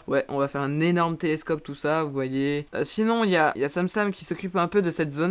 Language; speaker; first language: French; native; French